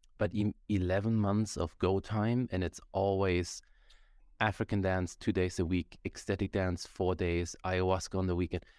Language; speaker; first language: English; non-native, fluent; German